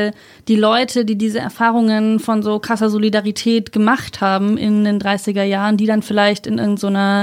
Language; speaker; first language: German; native; German